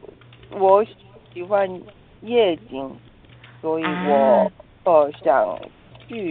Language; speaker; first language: Chinese; non-native, learner; Korean